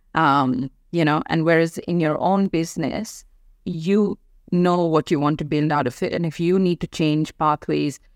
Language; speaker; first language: English; non-native, local second language; Hindi